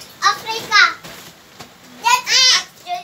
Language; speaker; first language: English; non-native, local second language; Malay